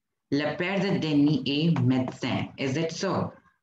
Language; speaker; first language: English; non-native, local second language; Hindi